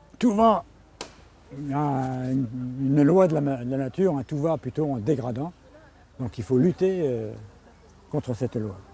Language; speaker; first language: French; native; French